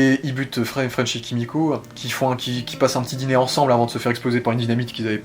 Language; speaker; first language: French; native; French